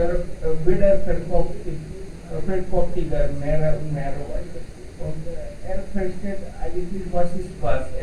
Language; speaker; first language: German; non-native, learner; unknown